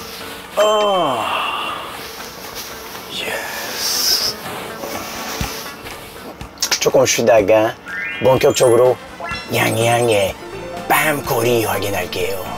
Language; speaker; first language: Korean; non-native, fluent; English